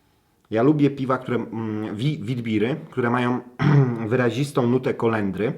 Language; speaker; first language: Polish; native; Polish